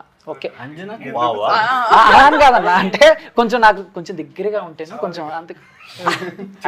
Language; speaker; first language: Telugu; native; Telugu